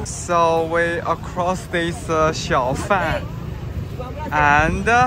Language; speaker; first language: English; non-native, learner; Chinese